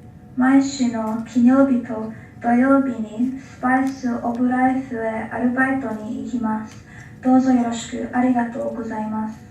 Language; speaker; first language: Japanese; non-native, learner; English